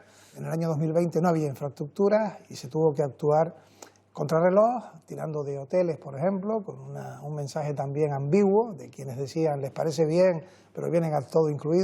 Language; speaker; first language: Spanish; native; Spanish